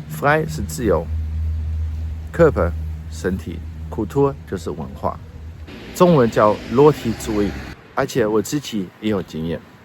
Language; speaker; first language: Chinese; non-native, fluent; Dutch